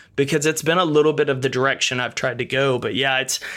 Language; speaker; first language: English; native; English